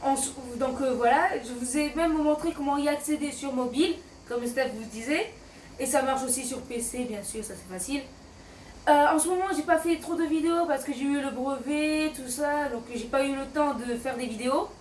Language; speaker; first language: French; native; French